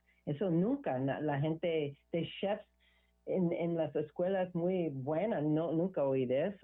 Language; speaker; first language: Spanish; non-native, learner; English